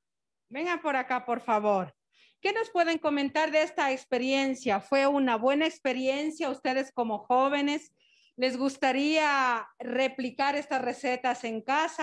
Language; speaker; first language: Spanish; native; Spanish